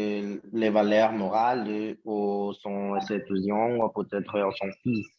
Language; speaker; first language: French; non-native, learner; Spanish